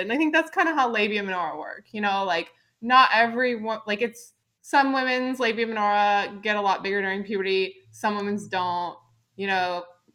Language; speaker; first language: English; native; English